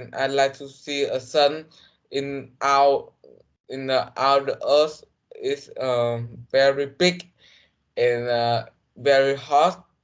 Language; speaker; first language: English; non-native, learner; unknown